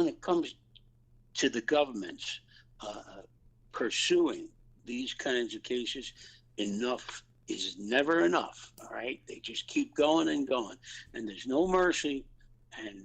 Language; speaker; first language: English; native; English